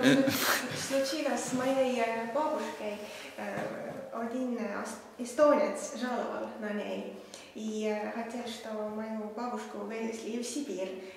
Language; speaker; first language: Russian; non-native, learner; Estonian